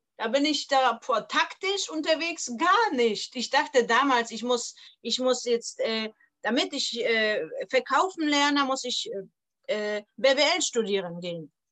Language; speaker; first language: German; non-native, fluent; Polish